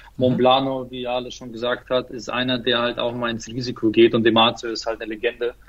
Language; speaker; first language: German; early bilingual, other home language; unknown